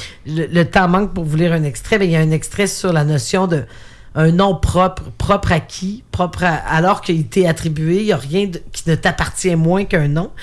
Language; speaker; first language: French; native; French